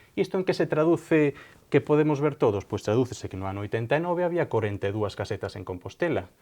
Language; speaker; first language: Galician; native; Galician